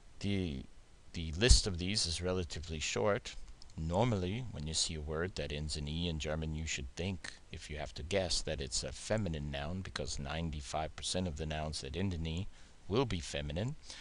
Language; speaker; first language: English; native; English